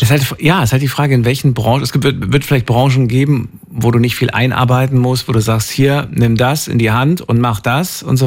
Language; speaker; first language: German; native; German